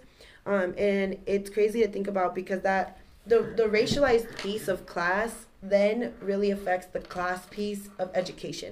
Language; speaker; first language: English; native; English